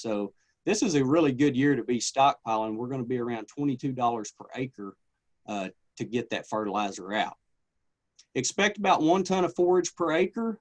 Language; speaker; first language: English; native; English